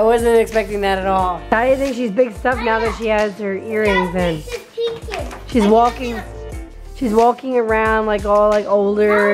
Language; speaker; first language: English; native; English